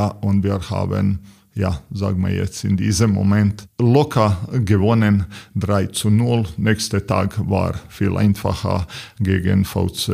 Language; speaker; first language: German; non-native, learner; Serbian